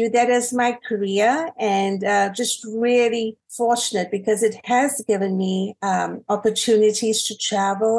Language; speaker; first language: English; native; English